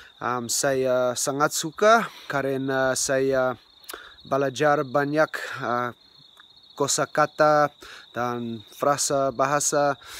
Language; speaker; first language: Malay; non-native, learner; English